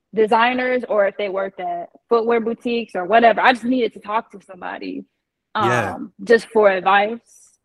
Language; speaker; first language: English; native; English